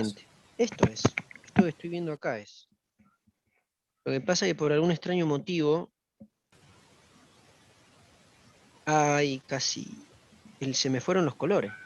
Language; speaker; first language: Spanish; native; Spanish